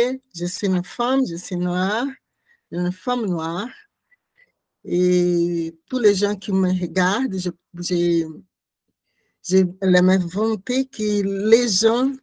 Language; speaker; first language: French; non-native, learner; Portuguese